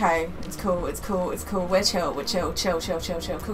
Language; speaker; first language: English; native; English